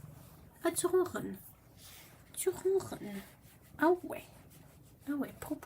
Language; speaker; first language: French; native; French